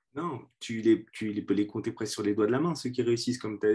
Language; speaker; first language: French; native; French